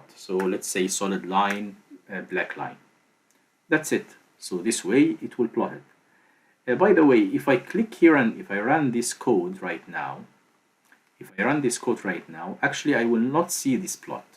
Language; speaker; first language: English; non-native, fluent; Arabic